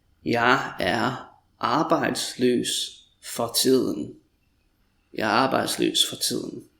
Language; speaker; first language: Danish; non-native, fluent; English